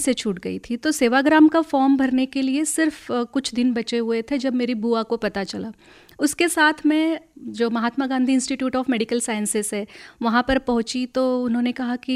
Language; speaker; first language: Hindi; non-native, local second language; Marathi